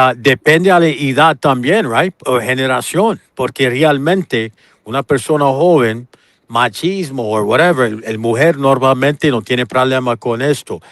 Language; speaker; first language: Spanish; non-native, learner; English